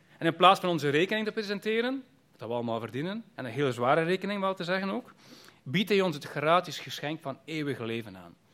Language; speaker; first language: Dutch; native; Dutch